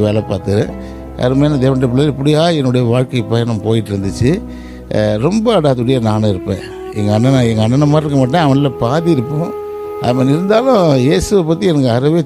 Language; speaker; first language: Tamil; native; Tamil